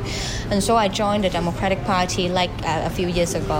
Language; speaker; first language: English; non-native, local second language; Cantonese